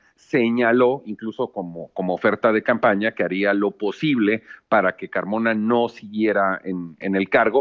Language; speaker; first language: Spanish; native; Spanish